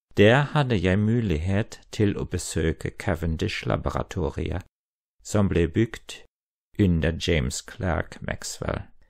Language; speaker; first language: Norwegian; non-native, fluent; German